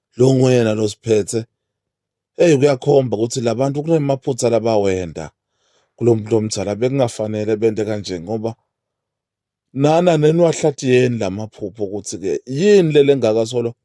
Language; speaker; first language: Zulu; non-native, local second language; Swati